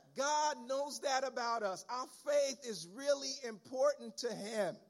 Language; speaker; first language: English; early bilingual, other home language; Haitian Creole